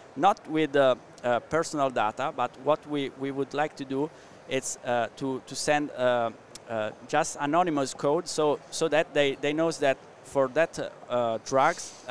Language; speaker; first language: English; non-native, learner; Italian